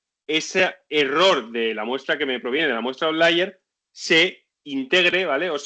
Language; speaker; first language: Spanish; native; Spanish